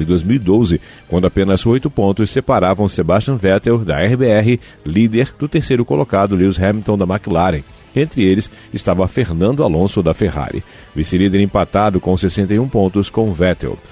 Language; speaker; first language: Portuguese; native; Portuguese